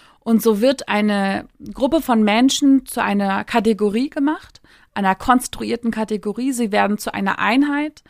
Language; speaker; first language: German; early bilingual, other home language; Turkish